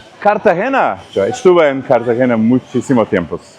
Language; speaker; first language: Spanish; non-native, learner; Turkish